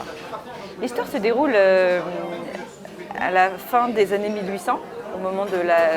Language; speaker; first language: French; native; French